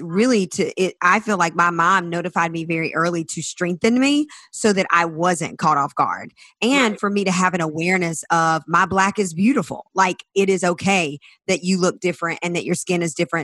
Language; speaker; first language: English; native; English